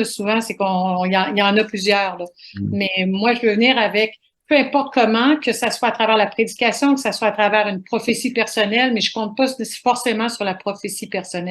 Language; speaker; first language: French; native; French